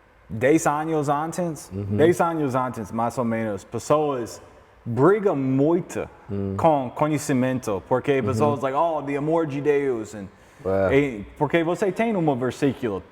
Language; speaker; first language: Portuguese; non-native, learner; English